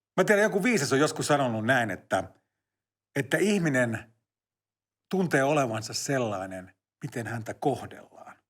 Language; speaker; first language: Finnish; native; Finnish